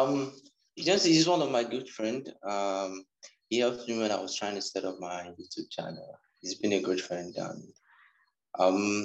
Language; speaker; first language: English; non-native, local second language; Igbo